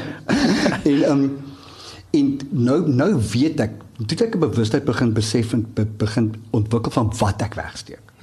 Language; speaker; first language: Afrikaans; native; Afrikaans